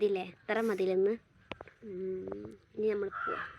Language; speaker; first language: Malayalam; early bilingual, other home language; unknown